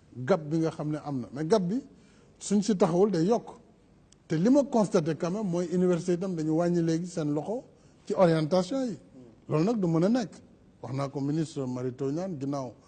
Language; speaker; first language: Wolof; non-native, local second language; Fula